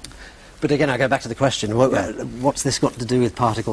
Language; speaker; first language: English; native; English